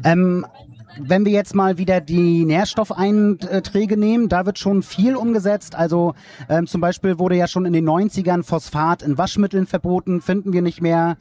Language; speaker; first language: German; native; German